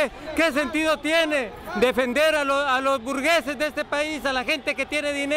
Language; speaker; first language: Spanish; native; Spanish